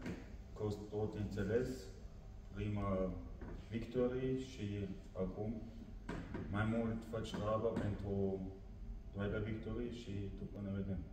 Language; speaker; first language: Romanian; non-native, learner; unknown